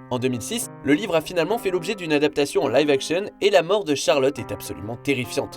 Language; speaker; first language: French; native; French